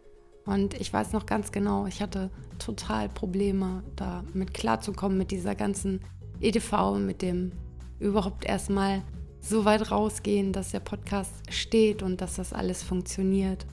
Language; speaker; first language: German; native; German